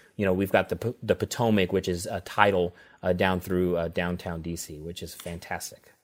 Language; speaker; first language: English; native; English